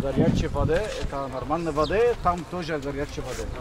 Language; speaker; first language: Russian; non-native, learner; Arabic